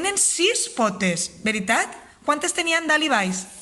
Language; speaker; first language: Catalan; native; Catalan